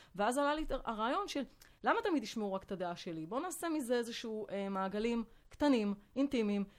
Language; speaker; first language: Hebrew; non-native, fluent; French